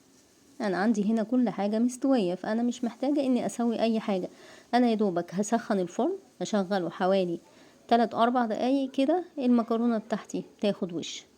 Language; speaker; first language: Arabic; native; Arabic